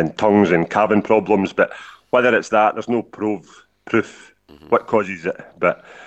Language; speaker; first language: English; native; English